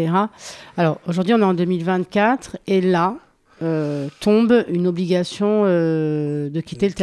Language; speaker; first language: French; native; French